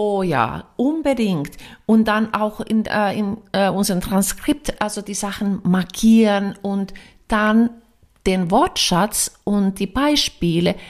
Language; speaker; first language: German; non-native, fluent; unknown